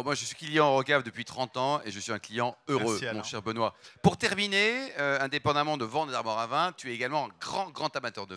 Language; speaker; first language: French; native; French